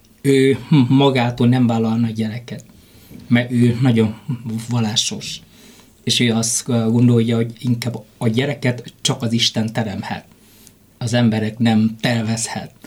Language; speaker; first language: Hungarian; non-native, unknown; Vietnamese